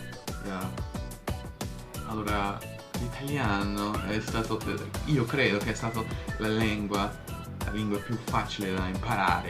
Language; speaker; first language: Italian; early bilingual, heritage; Portuguese